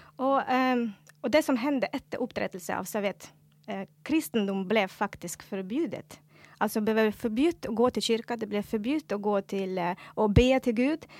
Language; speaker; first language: Norwegian; non-native, fluent; Russian